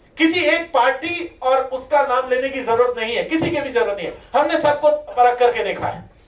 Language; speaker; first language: Hindi; non-native, local second language; Rajasthani